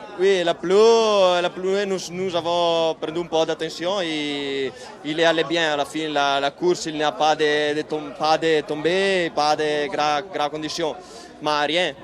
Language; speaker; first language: French; non-native, learner; Italian